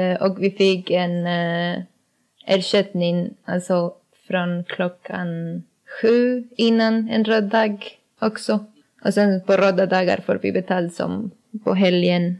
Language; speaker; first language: Swedish; non-native, learner; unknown